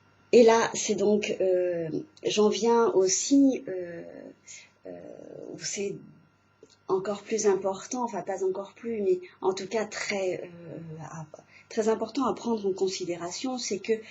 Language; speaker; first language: French; native; French